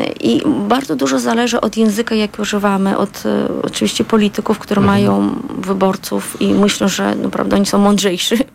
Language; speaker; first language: Polish; non-native, fluent; Azerbaijani